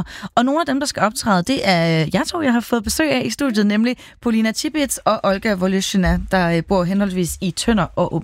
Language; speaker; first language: Danish; native; Danish